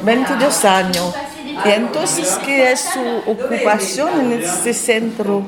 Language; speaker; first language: Spanish; non-native, learner; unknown